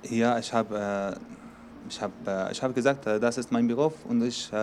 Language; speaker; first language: German; non-native, learner; Arabic